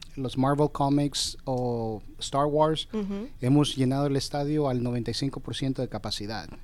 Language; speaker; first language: Spanish; early bilingual, heritage; Spanish